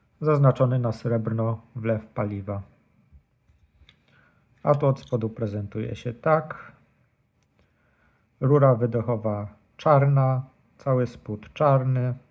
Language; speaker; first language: Polish; native; Polish